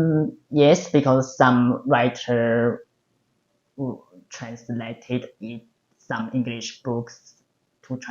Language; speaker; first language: English; non-native, learner; Chinese